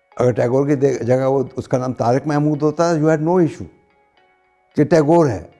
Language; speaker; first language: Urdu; non-native, local second language; Punjabi